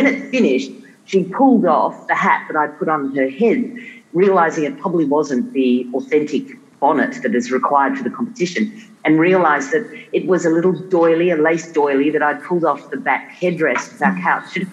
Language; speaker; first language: English; native; English